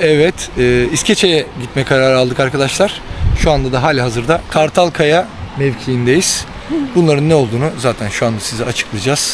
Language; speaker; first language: Turkish; native; Turkish